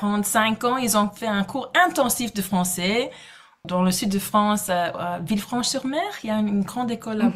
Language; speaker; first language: French; non-native, fluent; English